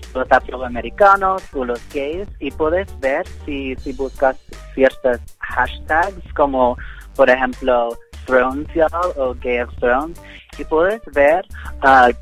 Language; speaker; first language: Spanish; non-native, fluent; English